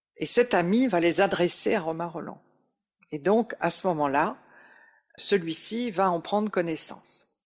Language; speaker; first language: French; native; French